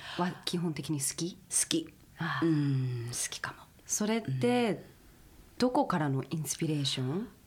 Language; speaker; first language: Japanese; early bilingual, heritage; Japanese